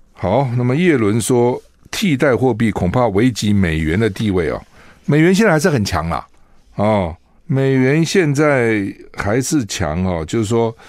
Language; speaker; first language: Chinese; native; Chinese